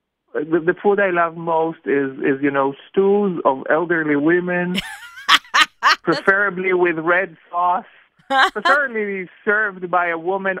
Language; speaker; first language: English; non-native, fluent; Hebrew